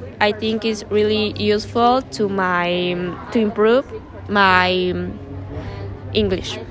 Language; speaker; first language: English; non-native, learner; Spanish